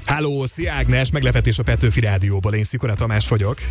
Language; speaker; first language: Hungarian; native; Hungarian